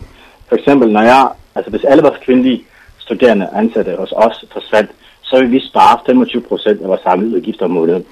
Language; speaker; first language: Danish; non-native, fluent; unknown